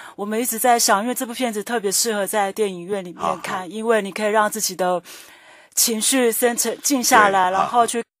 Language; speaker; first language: Chinese; native; Chinese